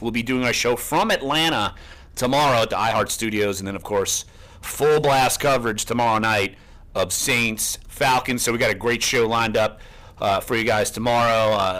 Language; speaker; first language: English; native; English